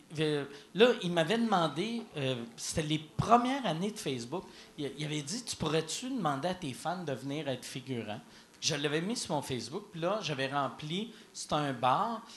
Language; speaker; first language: French; native; French